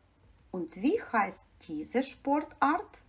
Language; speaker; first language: German; non-native, fluent; Ukrainian